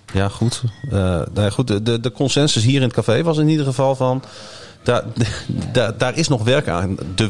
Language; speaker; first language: Dutch; native; Dutch